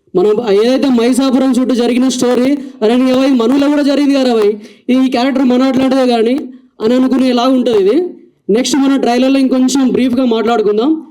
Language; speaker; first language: Telugu; native; Telugu